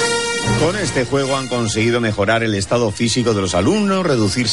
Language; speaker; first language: Spanish; native; Spanish